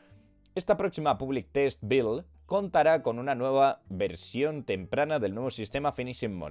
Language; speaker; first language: Spanish; native; Spanish